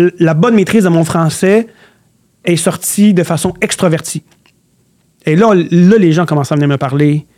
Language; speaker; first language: French; early bilingual, other home language; Arabic